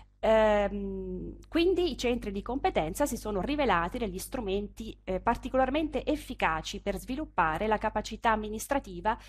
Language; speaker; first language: Italian; native; Italian